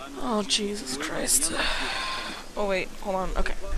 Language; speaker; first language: English; native; English